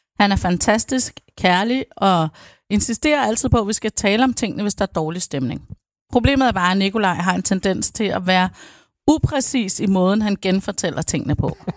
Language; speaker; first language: Danish; native; Danish